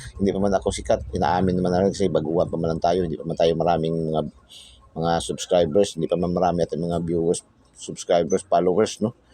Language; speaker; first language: Filipino; non-native, local second language; Cebuano